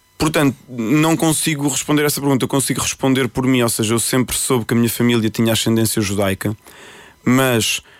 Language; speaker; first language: Portuguese; early bilingual, other home language; Spanish